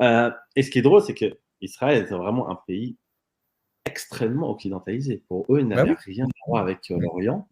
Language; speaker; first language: French; native; French